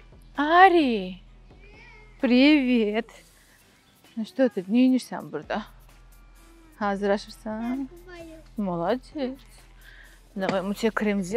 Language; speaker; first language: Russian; non-native, local second language; Azerbaijani